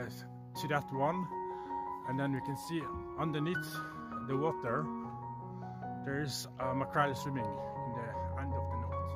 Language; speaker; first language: English; non-native, fluent; Norwegian